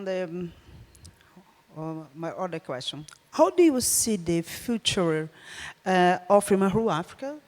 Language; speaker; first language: English; non-native, learner; Portuguese